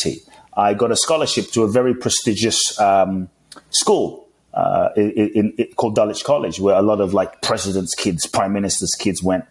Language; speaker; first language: English; native; English